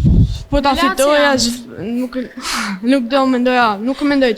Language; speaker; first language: Albanian; early bilingual, heritage; Albanian